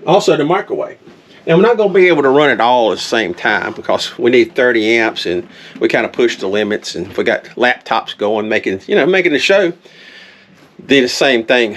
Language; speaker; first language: English; native; English